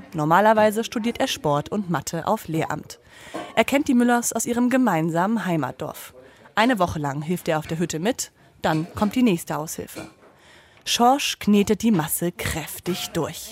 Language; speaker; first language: German; native; German